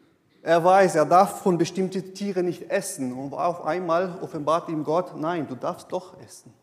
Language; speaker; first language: German; non-native, fluent; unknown